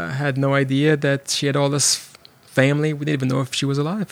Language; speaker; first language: English; non-native, local second language; Jamaican Creole English